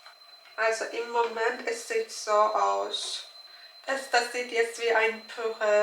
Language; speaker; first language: German; non-native, learner; Turkish